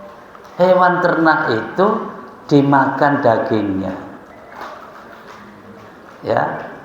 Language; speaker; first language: Indonesian; native; Indonesian